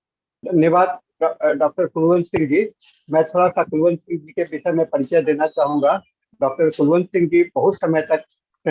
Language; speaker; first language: Hindi; native; Hindi